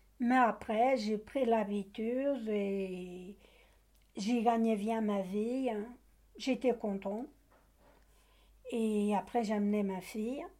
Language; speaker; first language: French; non-native, learner; Portuguese